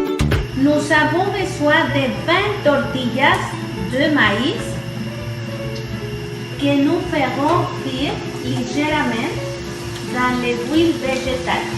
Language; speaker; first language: French; non-native, learner; Spanish